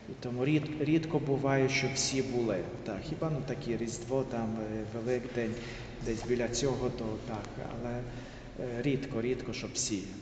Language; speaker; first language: Ukrainian; native; Ukrainian